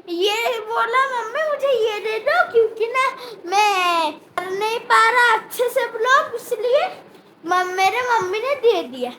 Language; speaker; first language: Hindi; non-native, local second language; Odia